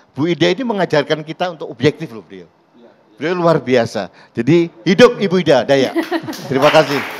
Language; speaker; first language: Indonesian; native; Indonesian